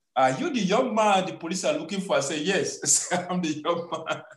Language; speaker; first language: English; non-native, local second language; Igbo